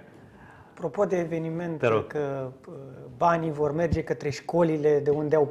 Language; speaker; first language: Romanian; native; Romanian